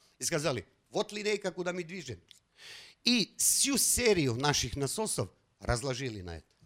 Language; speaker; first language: Russian; non-native, fluent; Slovenian